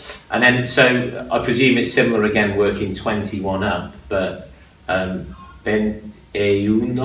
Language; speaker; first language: English; native; English